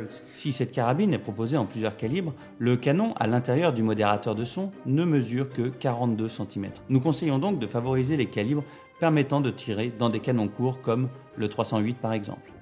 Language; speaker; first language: French; native; French